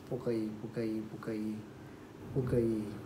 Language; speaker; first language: Chinese; non-native, learner; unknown